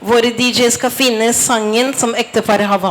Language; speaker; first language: Swedish; non-native, fluent; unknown